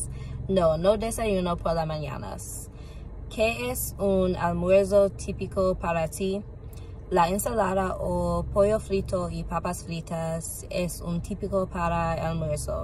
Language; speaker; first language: Spanish; non-native, learner; English